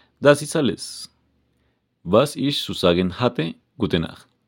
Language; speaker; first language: German; non-native, learner; Spanish